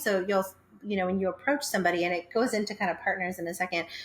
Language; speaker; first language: English; native; English